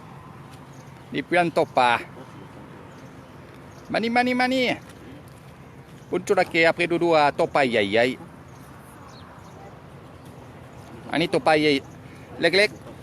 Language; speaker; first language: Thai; non-native, learner; French